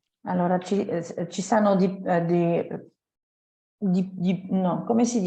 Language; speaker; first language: Italian; non-native, fluent; French